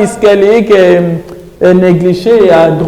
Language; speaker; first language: Danish; non-native, fluent; French